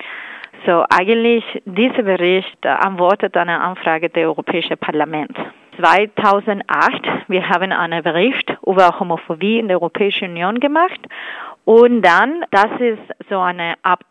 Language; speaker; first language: German; non-native, fluent; Spanish